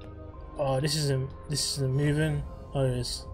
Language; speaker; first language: English; native; English